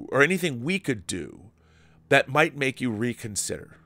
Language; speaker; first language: English; native; English